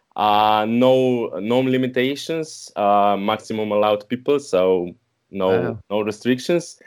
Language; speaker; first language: English; non-native, learner; Slovenian